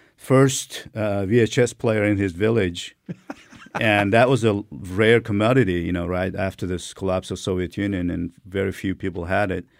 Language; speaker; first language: English; non-native, fluent; Turkmen